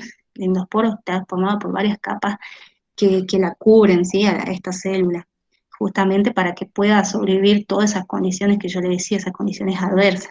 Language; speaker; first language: Spanish; native; Spanish